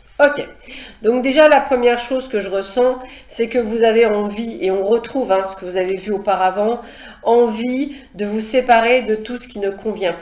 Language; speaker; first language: French; native; French